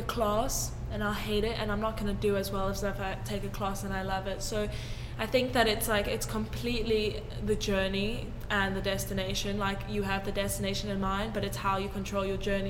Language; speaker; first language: English; native; English